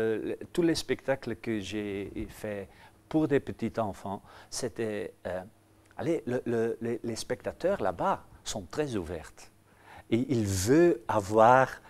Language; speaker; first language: French; non-native, local second language; Dutch